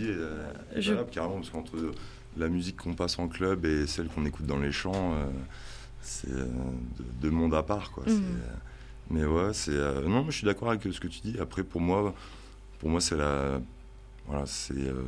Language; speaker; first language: French; native; French